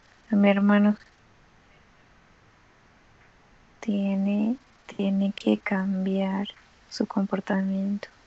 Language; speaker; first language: Spanish; native; Spanish